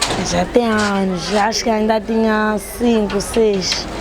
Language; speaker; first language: Portuguese; non-native, local second language; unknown